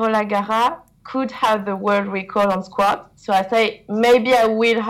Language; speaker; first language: English; non-native, learner; French